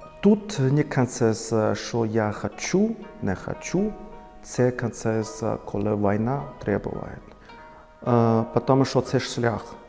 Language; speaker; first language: Ukrainian; non-native, learner; Chinese